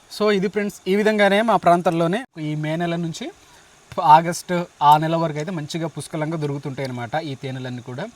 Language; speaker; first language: Telugu; non-native, local second language; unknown